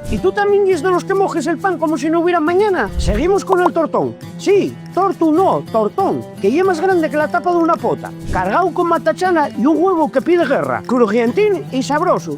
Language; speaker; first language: Asturian; native; Asturian